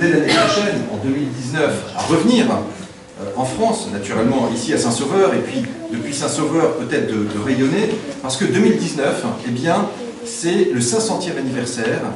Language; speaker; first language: French; native; French